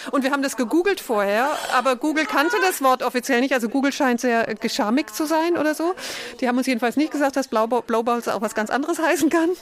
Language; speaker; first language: German; native; German